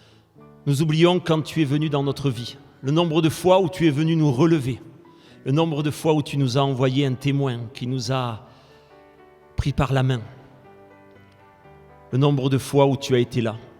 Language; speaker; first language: French; native; French